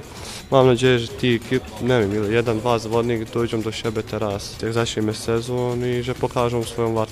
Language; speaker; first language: Polish; non-native, fluent; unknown